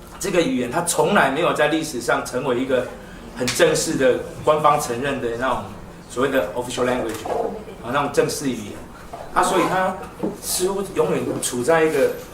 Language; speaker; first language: Chinese; non-native, local second language; Min Nan Chinese